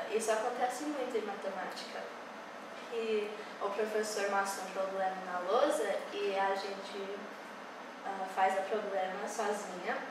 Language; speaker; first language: Portuguese; early bilingual, heritage; English